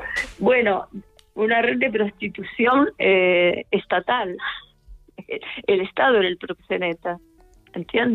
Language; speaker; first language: Spanish; native; Spanish